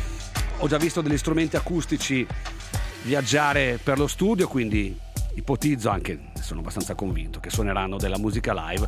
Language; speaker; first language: Italian; native; Italian